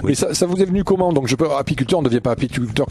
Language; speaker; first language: French; native; French